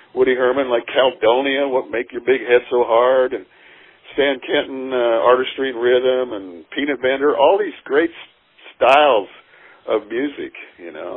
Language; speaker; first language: English; native; English